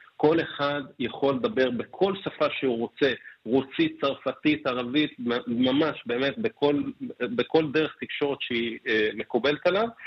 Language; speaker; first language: Hebrew; non-native, local second language; Arabic